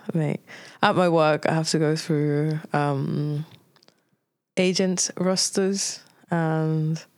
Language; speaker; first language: English; non-native, fluent; Spanish